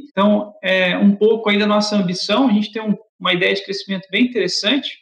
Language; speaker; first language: Portuguese; native; Portuguese